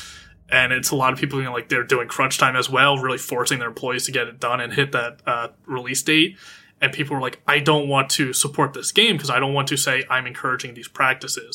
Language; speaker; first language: English; native; English